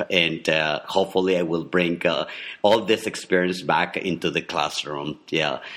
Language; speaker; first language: English; non-native, fluent; Spanish